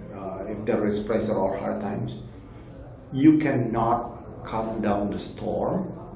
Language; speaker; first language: English; non-native, fluent; Indonesian